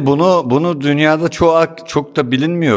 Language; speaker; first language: Turkish; native; Turkish